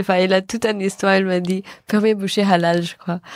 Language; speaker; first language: French; non-native, fluent; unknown